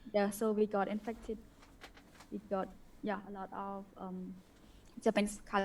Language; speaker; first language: English; non-native, learner; Khmer